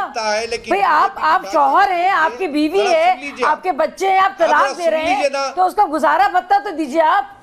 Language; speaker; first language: Hindi; native; Hindi